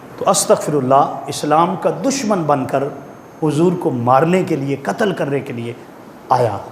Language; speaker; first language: Urdu; non-native, local second language; Punjabi